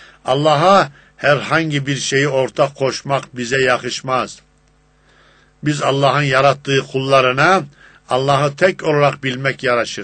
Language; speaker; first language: Turkish; native; Turkish